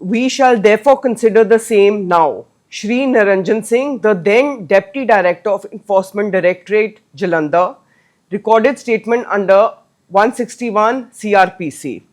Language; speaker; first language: English; non-native, local second language; Punjabi